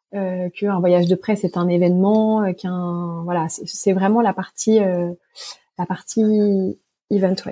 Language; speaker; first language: French; native; French